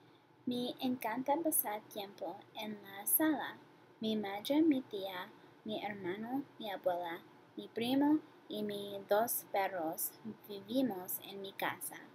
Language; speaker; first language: Spanish; non-native, learner; English